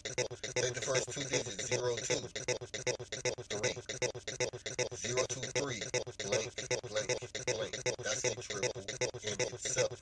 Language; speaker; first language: English; native; English